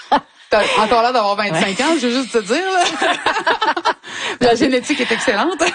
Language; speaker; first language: French; native; French